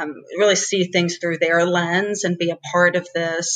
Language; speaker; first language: English; native; English